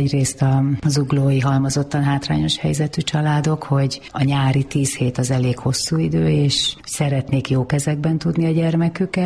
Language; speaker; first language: Hungarian; native; Hungarian